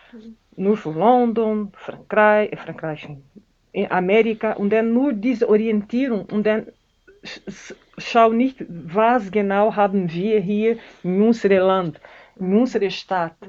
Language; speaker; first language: German; non-native, learner; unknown